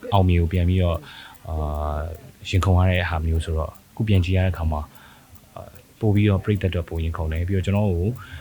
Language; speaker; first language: Burmese; native; Burmese